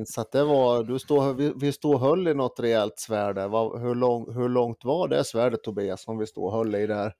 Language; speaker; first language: Swedish; native; Swedish